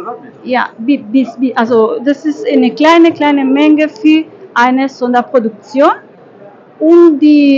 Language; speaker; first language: German; non-native, fluent; Spanish